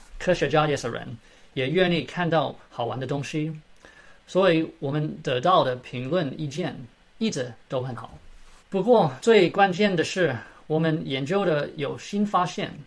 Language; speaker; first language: Chinese; early bilingual, heritage; Chinese